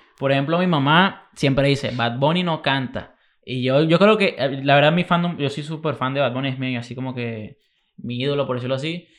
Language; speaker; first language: Spanish; native; Spanish